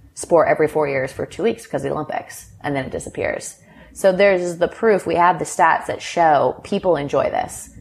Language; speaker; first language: English; native; English